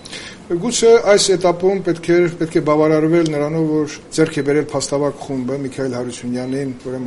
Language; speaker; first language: Armenian; native; Armenian